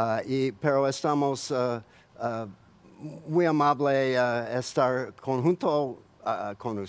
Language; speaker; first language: Spanish; non-native, learner; English